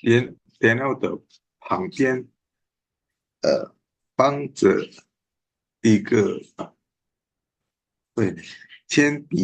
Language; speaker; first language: Chinese; non-native, learner; Indonesian